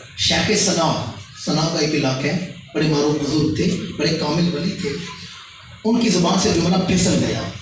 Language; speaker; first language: Urdu; non-native, local second language; Punjabi